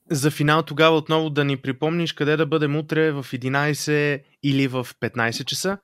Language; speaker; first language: Bulgarian; native; Bulgarian